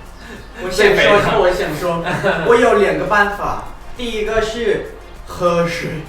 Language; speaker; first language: Chinese; non-native, fluent; Thai